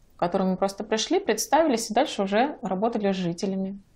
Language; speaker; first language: Russian; native; Russian